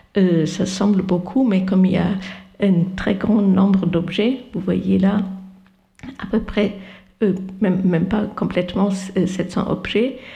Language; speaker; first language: French; non-native, fluent; German